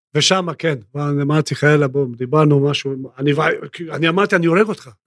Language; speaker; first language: Hebrew; non-native, fluent; Croatian